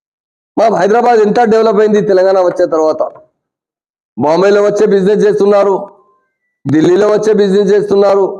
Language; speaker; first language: Telugu; non-native, local second language; Urdu